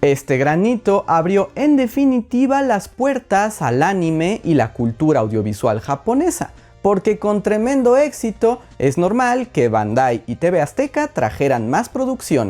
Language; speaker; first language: Spanish; native; Spanish